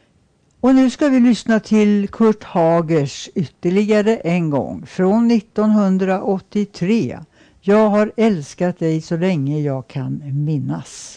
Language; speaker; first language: Swedish; native; Swedish